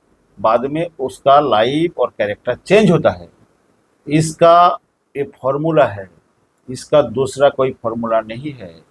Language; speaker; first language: Hindi; non-native, local second language; Bangla